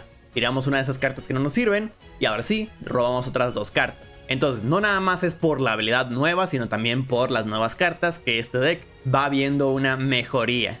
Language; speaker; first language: Spanish; native; Spanish